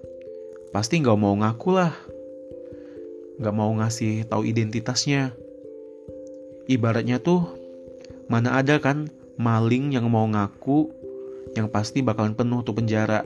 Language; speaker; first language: Indonesian; native; Indonesian